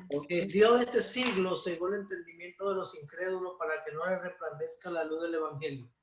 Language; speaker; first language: Spanish; native; Spanish